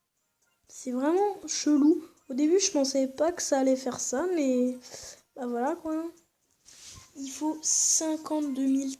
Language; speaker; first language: French; native; French